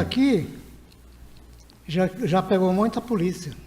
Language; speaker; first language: Portuguese; non-native, local second language; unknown